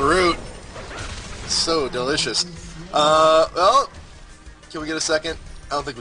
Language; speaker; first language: English; native; English